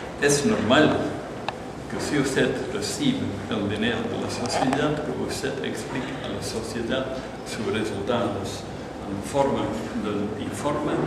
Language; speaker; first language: Spanish; non-native, fluent; Dutch